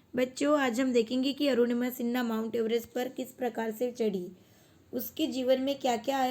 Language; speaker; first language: Hindi; non-native, local second language; Marathi